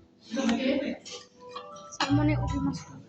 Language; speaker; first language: Italian; early bilingual, other home language; Bangla